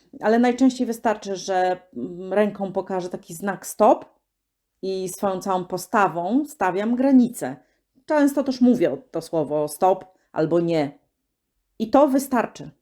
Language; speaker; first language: Polish; native; Polish